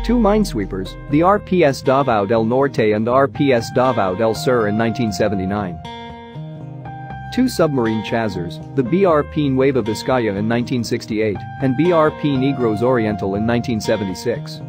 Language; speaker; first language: English; non-native, local second language; Filipino